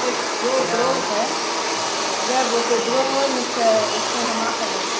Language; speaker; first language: Dutch; non-native, learner; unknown